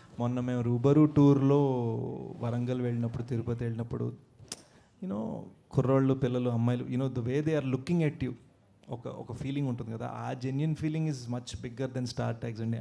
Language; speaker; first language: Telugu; early bilingual, heritage; Telugu